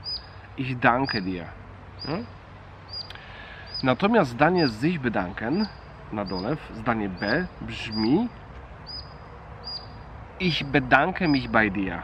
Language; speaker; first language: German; non-native, fluent; Polish